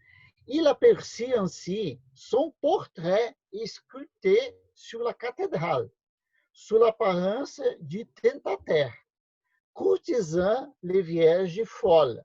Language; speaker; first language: French; non-native, learner; Portuguese